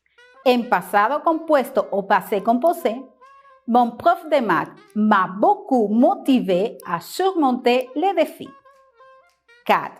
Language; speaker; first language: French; non-native, fluent; Spanish